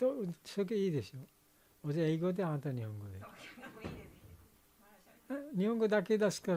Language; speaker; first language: Japanese; non-native, fluent; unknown